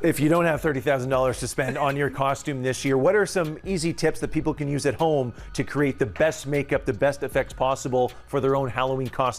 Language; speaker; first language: English; native; English